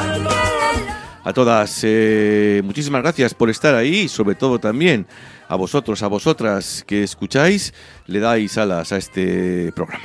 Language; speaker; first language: Spanish; native; Spanish